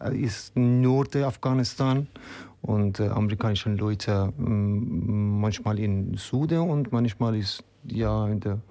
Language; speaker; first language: German; non-native, fluent; Persian